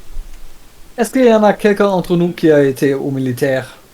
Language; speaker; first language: French; non-native, learner; German